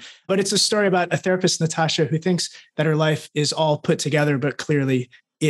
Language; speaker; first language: English; native; English